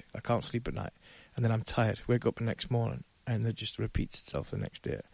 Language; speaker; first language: English; native; English